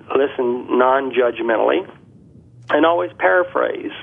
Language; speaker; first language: English; native; English